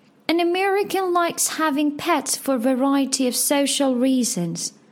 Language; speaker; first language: English; non-native, fluent; Persian